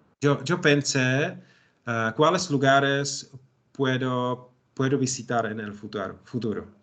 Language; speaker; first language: Spanish; non-native, learner; Czech